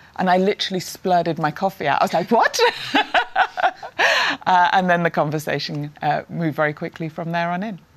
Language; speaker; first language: English; native; English